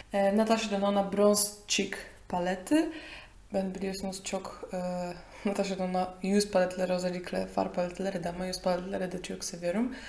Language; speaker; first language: Turkish; non-native, fluent; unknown